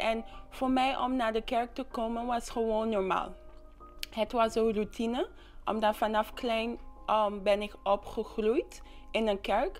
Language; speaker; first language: Dutch; non-native, local second language; English